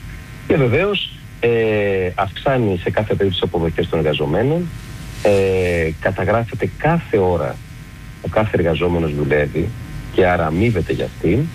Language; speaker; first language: Greek; native; Greek